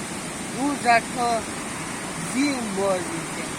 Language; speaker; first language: Russian; non-native, local second language; Kyrgyz